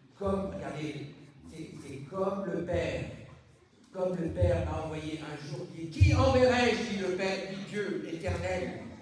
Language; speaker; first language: French; native; French